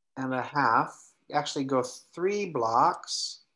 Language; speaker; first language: English; native; English